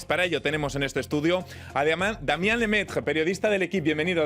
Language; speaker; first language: Spanish; native; Spanish